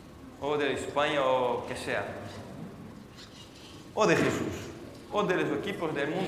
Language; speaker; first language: Spanish; non-native, fluent; Portuguese